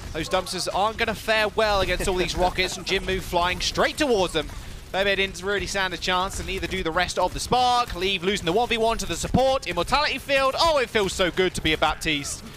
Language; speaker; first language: English; native; English